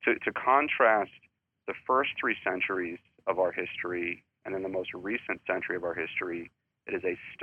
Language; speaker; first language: English; native; English